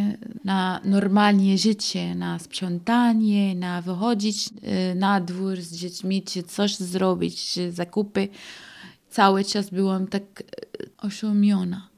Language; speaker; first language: Polish; non-native, learner; Arabic